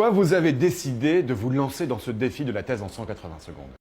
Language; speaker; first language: French; native; French